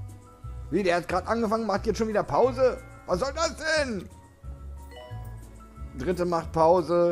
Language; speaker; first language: German; native; German